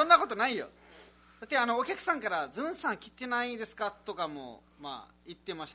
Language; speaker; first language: Japanese; non-native, fluent; Nepali